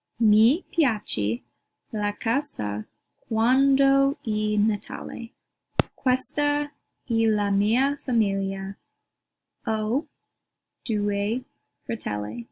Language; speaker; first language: Italian; non-native, learner; English